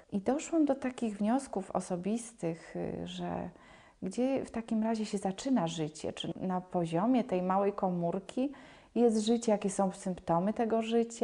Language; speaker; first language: Polish; native; Polish